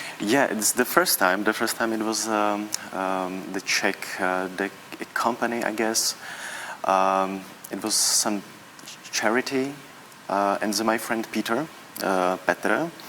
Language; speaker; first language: English; non-native, learner; Czech